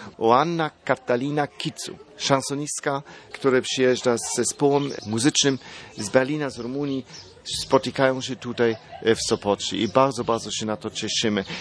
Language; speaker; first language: Polish; non-native, fluent; German